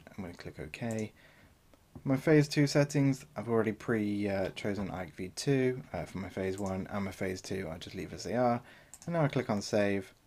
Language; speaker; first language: English; native; English